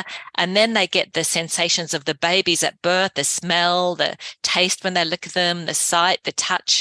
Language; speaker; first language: English; native; English